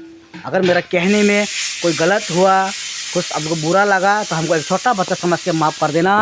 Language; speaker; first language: Hindi; non-native, local second language; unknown